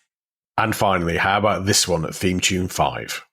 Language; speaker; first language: English; native; English